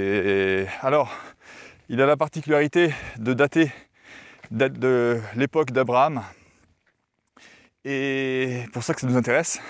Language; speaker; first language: French; native; French